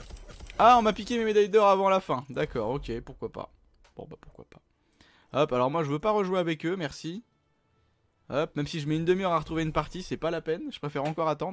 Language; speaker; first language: French; native; French